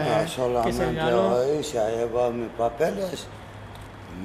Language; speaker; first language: Spanish; non-native, learner; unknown